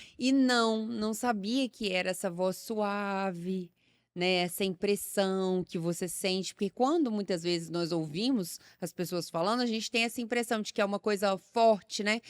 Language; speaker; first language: Portuguese; native; Portuguese